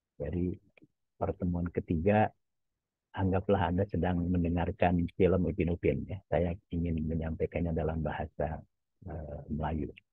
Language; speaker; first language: Indonesian; non-native, local second language; Javanese